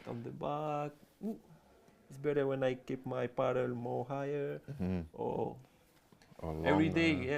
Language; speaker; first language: English; non-native, learner; French